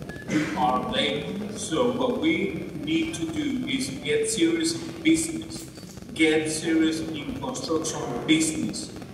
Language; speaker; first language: English; non-native, fluent; Spanish